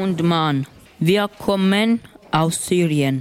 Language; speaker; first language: German; non-native, learner; Arabic